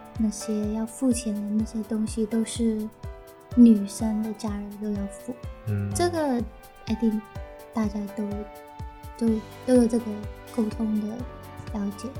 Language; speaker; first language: Chinese; early bilingual, heritage; Chinese